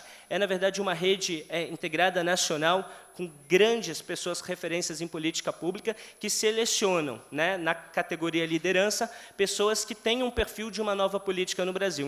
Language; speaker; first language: Portuguese; native; Portuguese